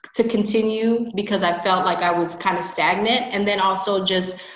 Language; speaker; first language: English; native; English